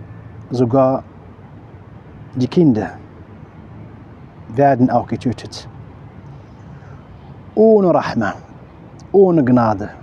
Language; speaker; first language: German; non-native, fluent; Arabic